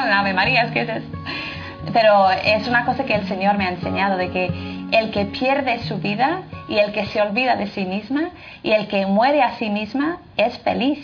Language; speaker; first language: Spanish; non-native, fluent; French